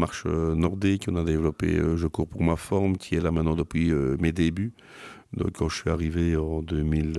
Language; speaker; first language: French; native; French